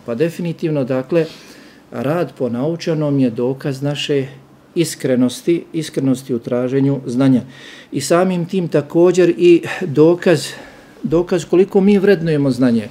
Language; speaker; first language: Serbian; native; Serbian